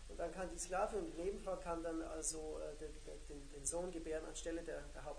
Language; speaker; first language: German; native; German